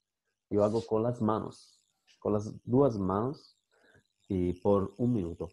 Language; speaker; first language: Spanish; non-native, fluent; Italian